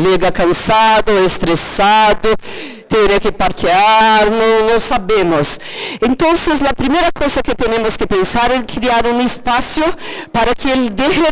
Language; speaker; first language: Spanish; non-native, fluent; Portuguese